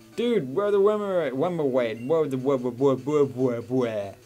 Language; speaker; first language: English; native; English